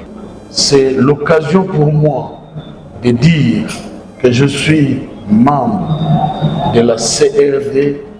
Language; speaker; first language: French; non-native, local second language; Lingala